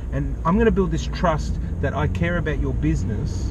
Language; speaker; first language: English; native; English